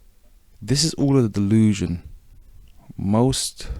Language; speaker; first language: English; native; English